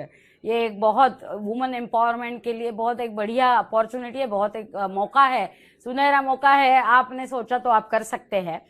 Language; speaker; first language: Hindi; non-native, local second language; Marathi